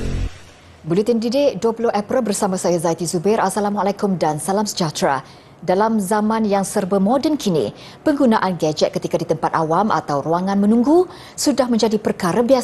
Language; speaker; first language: Malay; native; Malay